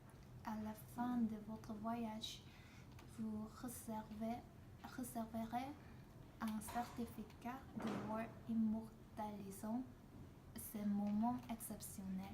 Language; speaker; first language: French; non-native, learner; Korean